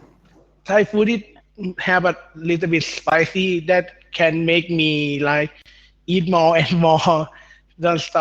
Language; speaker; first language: English; non-native, learner; Thai